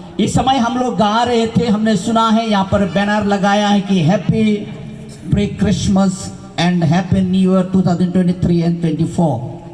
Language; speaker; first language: Hindi; non-native, local second language; Nepali